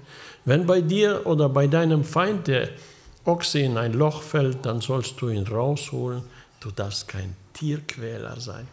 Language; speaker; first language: German; early bilingual, heritage; German